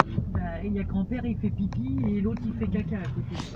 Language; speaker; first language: French; native; French